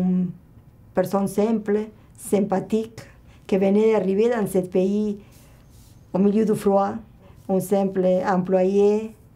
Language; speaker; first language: French; non-native, local second language; Spanish